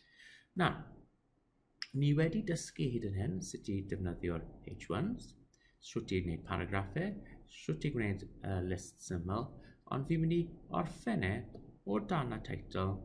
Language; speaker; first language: Welsh; non-native, local second language; English